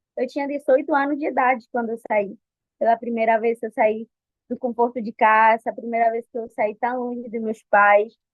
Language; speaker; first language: Portuguese; non-native, fluent; Spanish